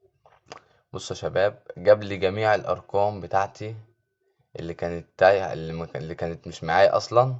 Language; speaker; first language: Arabic; native; Arabic